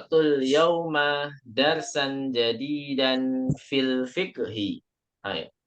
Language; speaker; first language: Arabic; non-native, learner; Indonesian